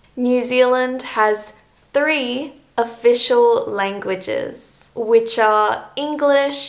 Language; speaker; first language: English; native; English